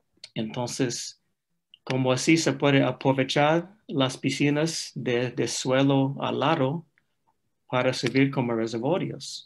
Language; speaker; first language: Spanish; non-native, fluent; English